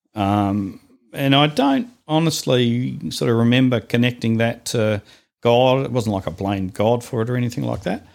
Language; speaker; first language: English; native; English